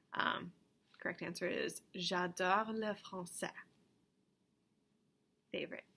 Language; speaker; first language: French; non-native, fluent; English